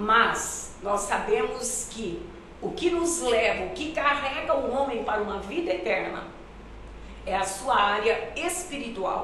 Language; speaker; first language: Portuguese; native; Portuguese